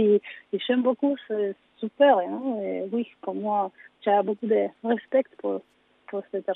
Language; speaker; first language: French; non-native, learner; Spanish